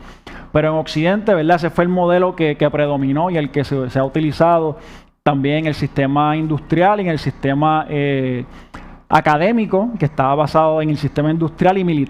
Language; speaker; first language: Spanish; native; Spanish